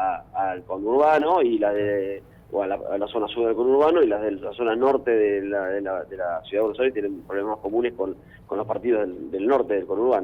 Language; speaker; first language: Spanish; native; Spanish